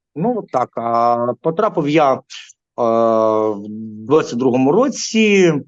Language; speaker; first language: Ukrainian; non-native, local second language; Russian